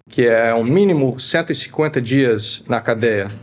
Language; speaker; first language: Portuguese; early bilingual, heritage; Portuguese